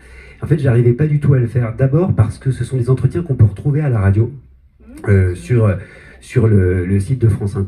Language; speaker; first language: French; native; French